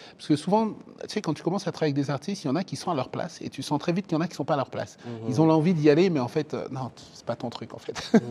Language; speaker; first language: French; early bilingual, other home language; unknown